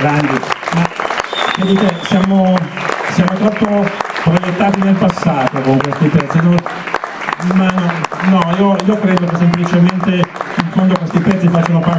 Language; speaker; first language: Italian; native; Italian